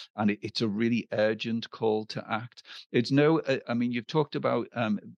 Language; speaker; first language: English; native; English